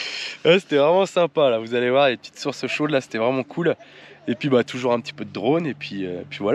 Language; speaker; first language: French; native; French